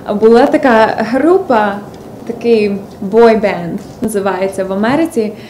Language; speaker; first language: Ukrainian; early bilingual, other home language; English